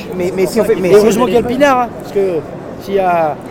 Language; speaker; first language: French; native; French